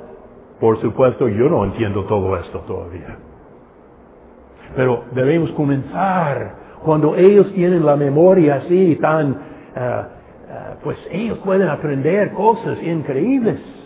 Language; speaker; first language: Spanish; non-native, fluent; English